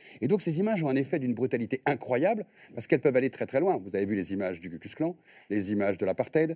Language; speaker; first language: French; native; French